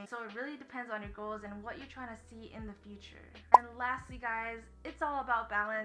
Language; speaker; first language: English; native; English